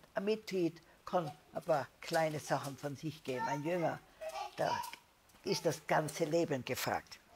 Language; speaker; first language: German; native; German